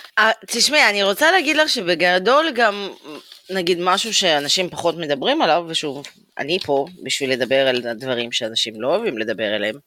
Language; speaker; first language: Hebrew; early bilingual, other home language; Russian